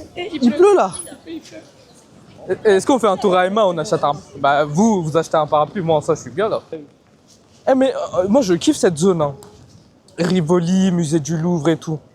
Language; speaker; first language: French; native; French